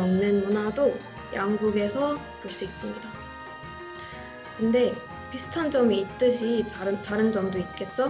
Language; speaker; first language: Korean; non-native, fluent; Arabic